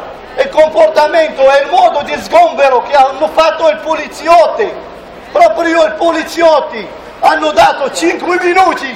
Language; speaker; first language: Italian; non-native, fluent; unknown